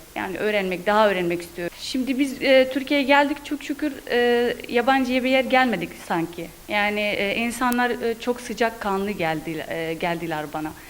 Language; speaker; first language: Turkish; non-native, learner; Arabic